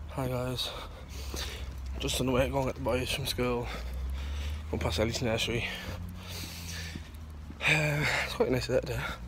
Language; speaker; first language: English; native; English